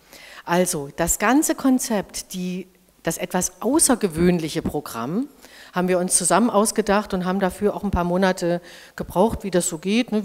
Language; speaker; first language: German; native; German